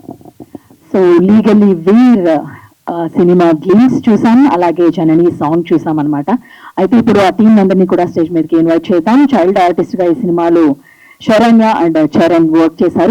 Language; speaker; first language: Telugu; native; Telugu